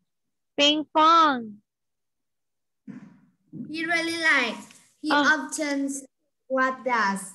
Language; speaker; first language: English; non-native, learner; Vietnamese